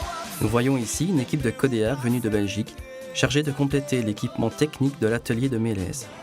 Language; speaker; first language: French; native; French